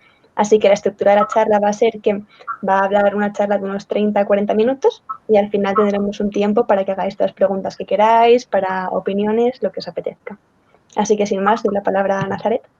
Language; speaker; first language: Spanish; native; Spanish